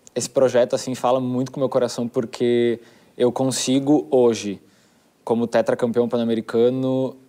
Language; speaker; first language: Portuguese; native; Portuguese